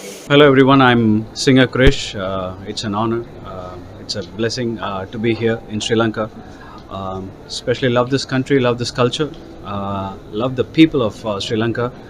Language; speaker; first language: English; non-native, local second language; Tamil